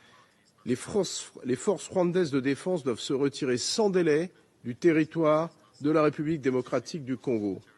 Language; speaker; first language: French; native; French